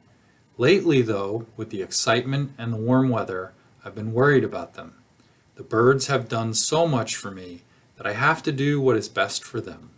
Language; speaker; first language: English; native; English